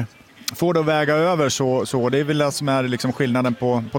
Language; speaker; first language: Swedish; native; Swedish